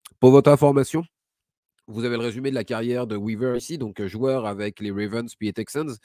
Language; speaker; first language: French; native; French